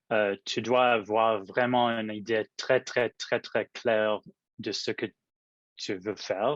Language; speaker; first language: French; non-native, local second language; English